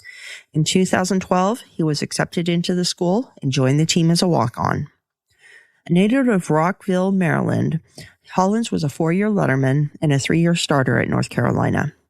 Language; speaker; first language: English; native; English